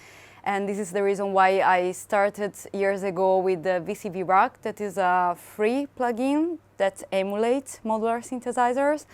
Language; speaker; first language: English; non-native, fluent; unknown